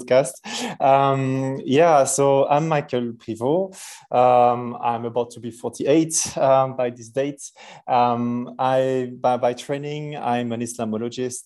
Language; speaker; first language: English; non-native, fluent; French